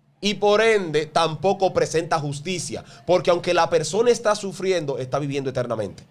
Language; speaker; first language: Spanish; native; Spanish